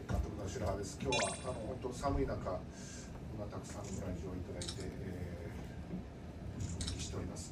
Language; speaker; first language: Japanese; native; Japanese